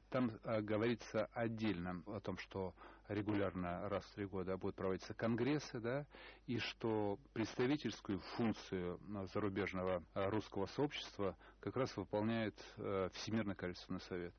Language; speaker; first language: Russian; native; Russian